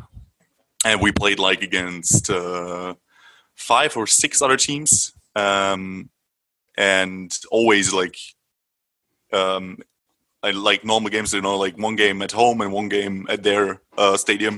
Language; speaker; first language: English; non-native, fluent; German